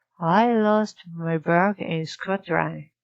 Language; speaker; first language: English; non-native, learner; Japanese